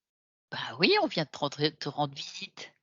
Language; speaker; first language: French; native; French